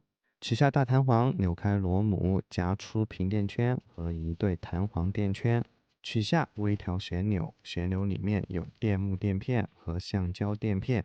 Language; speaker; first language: Chinese; native; Chinese